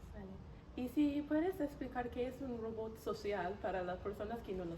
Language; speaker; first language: Spanish; non-native, learner; English